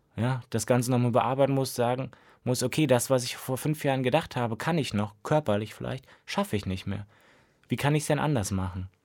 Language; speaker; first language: German; native; German